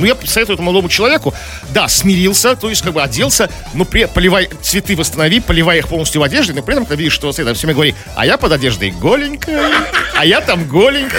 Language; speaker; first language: Russian; native; Russian